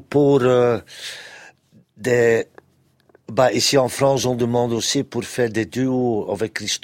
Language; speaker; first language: French; non-native, local second language; Dutch